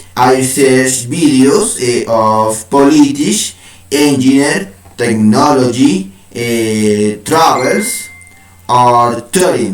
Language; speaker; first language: English; non-native, learner; Spanish